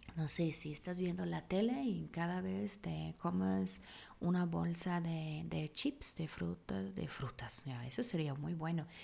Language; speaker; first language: Spanish; non-native, fluent; German